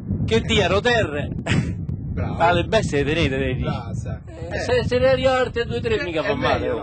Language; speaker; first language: Italian; native; Italian